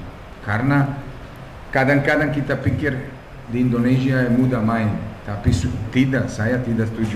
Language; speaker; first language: Indonesian; non-native, fluent; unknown